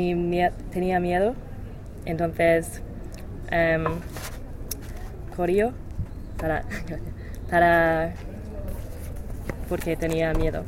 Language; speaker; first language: Spanish; non-native, learner; English